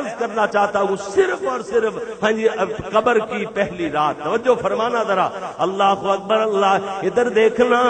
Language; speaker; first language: Urdu; non-native, local second language; Punjabi